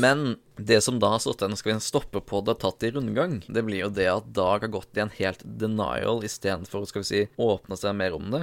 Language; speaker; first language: Norwegian; native; Norwegian